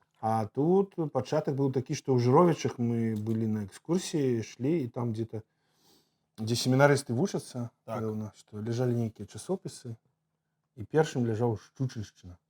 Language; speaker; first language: Belarusian; native; Belarusian